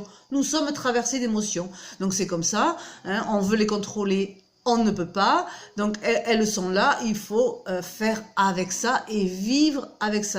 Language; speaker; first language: French; native; French